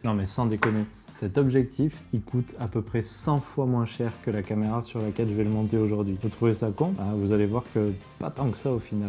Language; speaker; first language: French; native; French